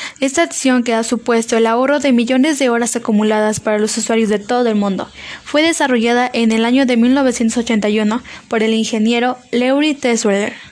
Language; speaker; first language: Spanish; native; Spanish